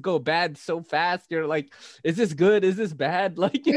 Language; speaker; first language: English; native; English